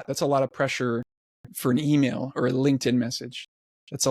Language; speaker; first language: English; native; English